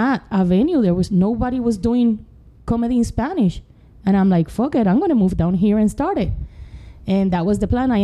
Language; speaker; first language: English; non-native, fluent; Spanish